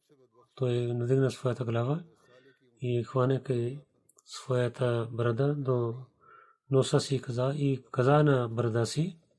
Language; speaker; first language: Bulgarian; non-native, fluent; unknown